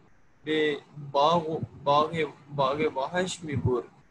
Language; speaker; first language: Persian; non-native, learner; Urdu